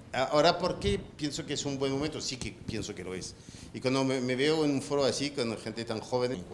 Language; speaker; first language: Spanish; non-native, fluent; French